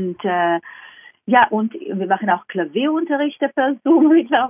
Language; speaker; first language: German; non-native, fluent; Hebrew